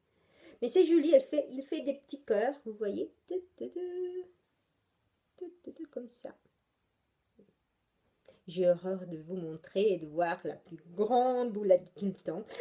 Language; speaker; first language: French; non-native, fluent; Italian